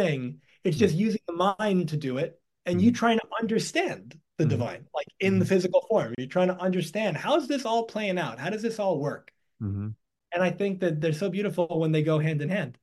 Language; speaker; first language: English; native; English